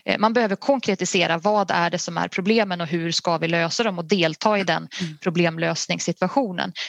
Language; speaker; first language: Swedish; native; Swedish